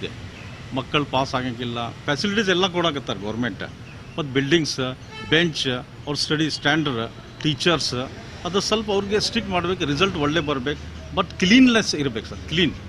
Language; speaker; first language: Kannada; non-native, local second language; Urdu